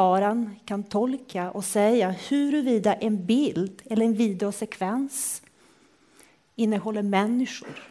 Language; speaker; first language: Swedish; non-native, fluent; Croatian